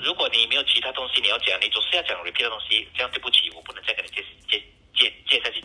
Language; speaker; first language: Chinese; native; Chinese